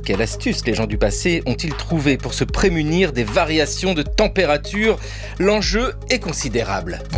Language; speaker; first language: French; native; French